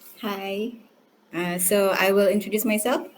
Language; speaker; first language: English; non-native, local second language; Malay